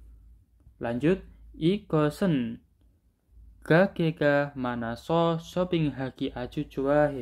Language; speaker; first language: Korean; non-native, learner; Indonesian